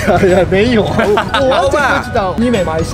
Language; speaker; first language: Chinese; non-native, fluent; Japanese